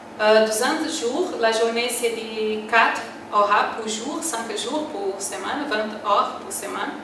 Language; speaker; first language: French; non-native, learner; Portuguese